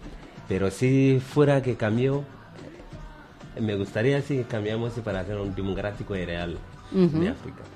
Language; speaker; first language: Spanish; non-native, learner; Bambara